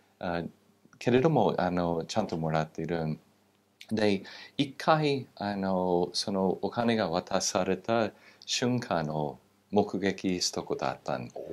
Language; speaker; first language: Japanese; non-native, fluent; English